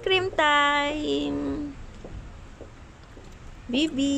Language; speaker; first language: English; non-native, local second language; Filipino